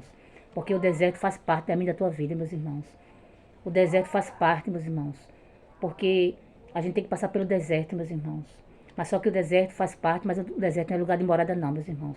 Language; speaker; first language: Portuguese; native; Portuguese